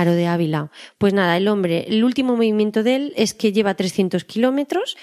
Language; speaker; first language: Spanish; native; Spanish